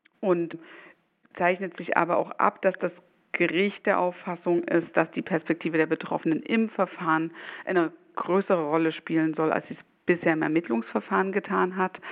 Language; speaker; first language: German; native; German